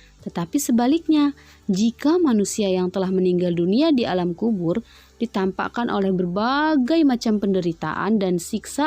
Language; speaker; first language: Indonesian; native; Indonesian